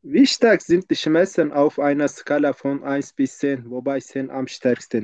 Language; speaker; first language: German; non-native, fluent; Turkish